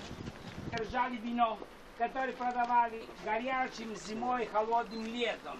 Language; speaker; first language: Russian; non-native, fluent; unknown